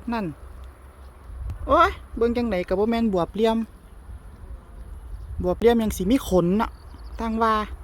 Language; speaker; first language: Thai; native; Thai